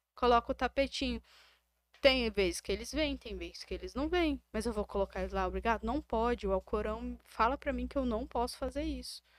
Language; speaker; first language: Portuguese; native; Portuguese